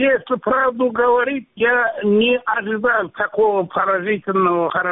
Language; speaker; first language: Russian; non-native, local second language; Turkmen